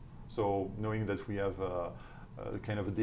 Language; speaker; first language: English; non-native, fluent; French